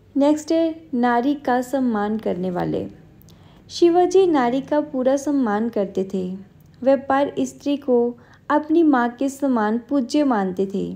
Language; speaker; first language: Hindi; non-native, local second language; Punjabi